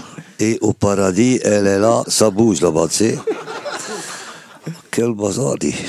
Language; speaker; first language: French; non-native, local second language; Dutch